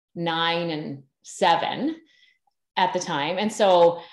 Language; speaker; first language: English; native; English